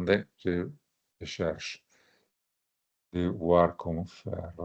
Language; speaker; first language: French; non-native, fluent; Italian